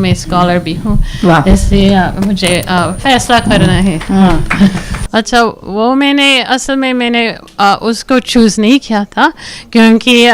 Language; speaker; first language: Hindi; non-native, fluent; English